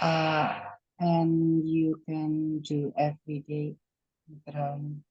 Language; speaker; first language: English; non-native, learner; Indonesian